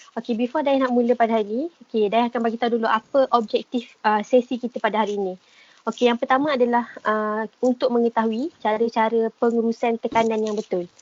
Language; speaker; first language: Malay; native; Malay